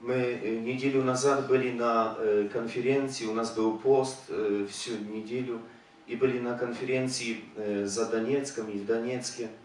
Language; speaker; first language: Russian; non-native, fluent; Polish